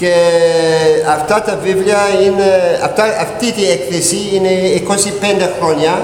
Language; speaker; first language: Greek; non-native, learner; English